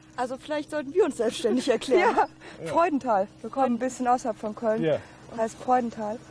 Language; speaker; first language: German; native; German